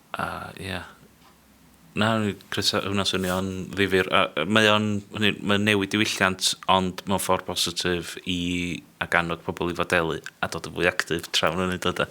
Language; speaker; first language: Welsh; native; Welsh